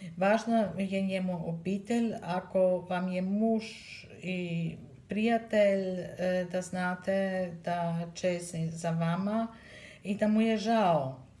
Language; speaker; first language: Serbian; early bilingual, heritage; Serbian